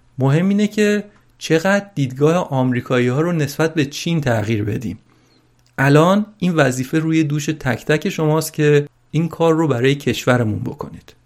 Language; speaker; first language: Persian; native; Persian